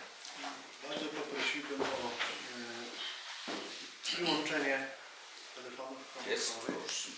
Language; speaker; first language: Polish; native; Polish